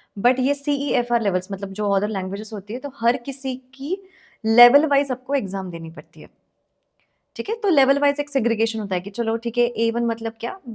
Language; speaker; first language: Hindi; non-native, local second language; Marathi